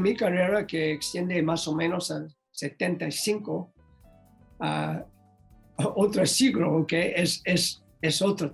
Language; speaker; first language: Spanish; non-native, learner; English